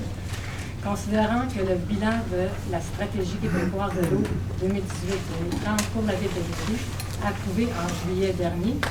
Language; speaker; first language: French; native; French